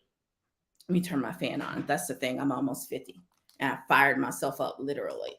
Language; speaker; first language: English; native; English